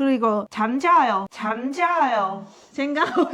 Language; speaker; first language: Korean; non-native, learner; Lao